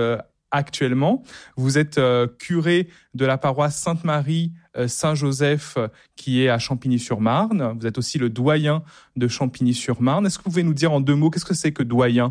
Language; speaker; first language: French; native; French